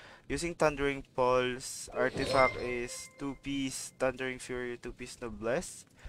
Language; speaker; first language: English; non-native, local second language; Filipino